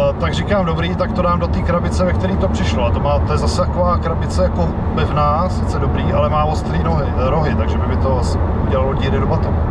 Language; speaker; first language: Czech; native; Czech